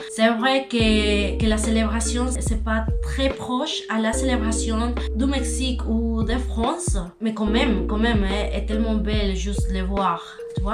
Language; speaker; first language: French; non-native, learner; Spanish